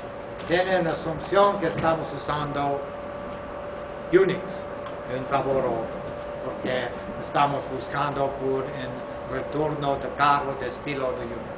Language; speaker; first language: Spanish; non-native, fluent; English